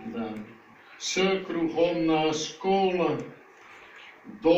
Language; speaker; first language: Russian; non-native, learner; Dutch